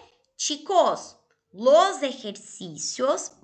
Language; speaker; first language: Spanish; non-native, fluent; Portuguese